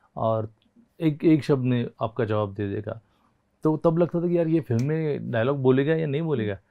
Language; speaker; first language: Hindi; non-native, local second language; Marathi